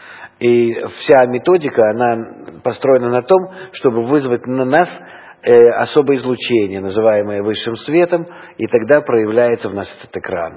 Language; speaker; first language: Russian; native; Russian